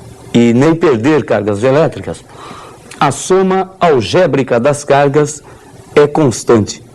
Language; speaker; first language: Portuguese; native; Portuguese